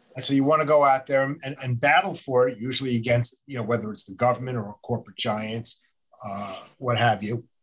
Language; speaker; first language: English; native; English